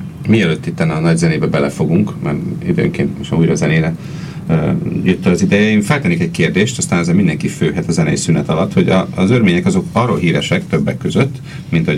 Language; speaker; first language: Hungarian; native; Hungarian